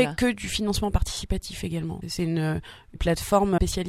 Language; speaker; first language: French; native; French